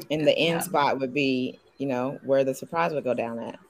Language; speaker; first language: English; native; English